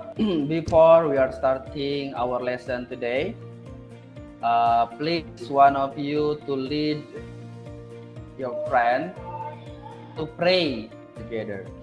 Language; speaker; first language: English; non-native, learner; Indonesian